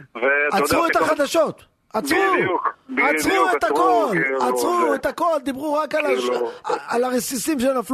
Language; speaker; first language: Hebrew; native; Hebrew